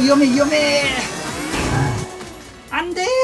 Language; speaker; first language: Korean; native; Korean